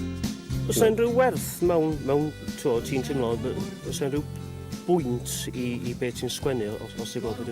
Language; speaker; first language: Welsh; native; Welsh